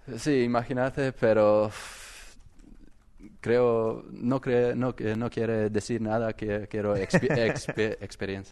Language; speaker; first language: Spanish; non-native, learner; Croatian